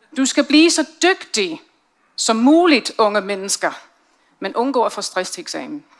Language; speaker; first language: Danish; non-native, fluent; English